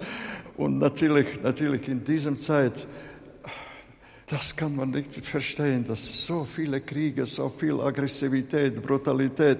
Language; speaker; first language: German; non-native, fluent; Latvian